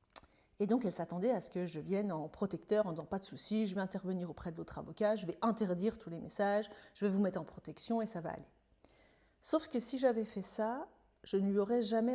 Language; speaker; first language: French; native; French